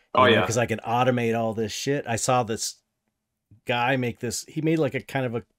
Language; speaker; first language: English; native; English